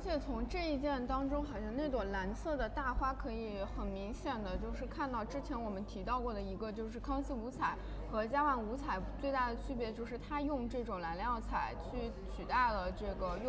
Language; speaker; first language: Chinese; native; Chinese